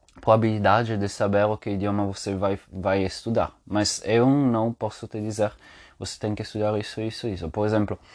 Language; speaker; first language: Portuguese; non-native, learner; Spanish